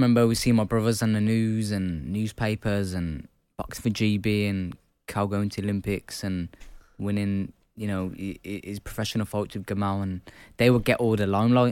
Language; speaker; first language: English; native; English